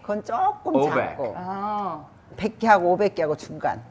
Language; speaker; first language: Korean; native; Korean